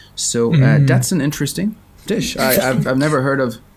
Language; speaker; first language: English; non-native, fluent; Swedish